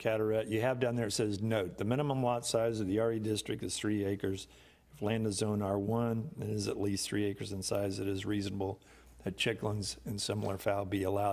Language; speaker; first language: English; native; English